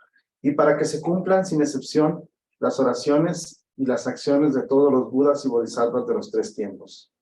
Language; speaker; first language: Spanish; native; Spanish